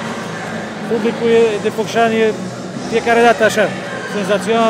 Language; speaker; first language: Romanian; non-native, fluent; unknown